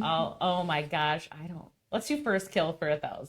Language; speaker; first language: English; native; English